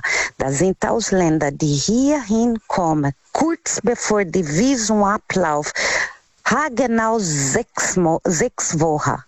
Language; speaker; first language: German; non-native, learner; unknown